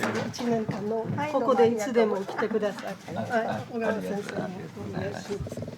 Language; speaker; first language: Japanese; non-native, fluent; French